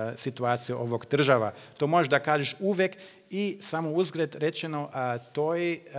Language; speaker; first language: Bosnian; non-native, learner; German